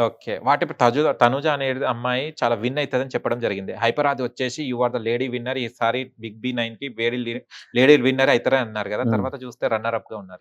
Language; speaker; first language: Telugu; native; Telugu